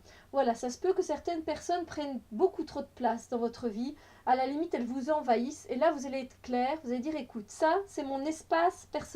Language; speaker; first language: French; native; French